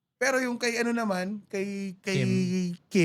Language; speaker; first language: Filipino; native; Filipino